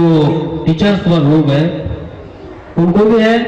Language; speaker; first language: Hindi; non-native, local second language; Marathi